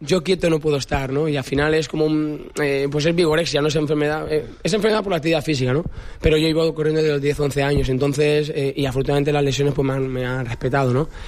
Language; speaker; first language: Spanish; native; Spanish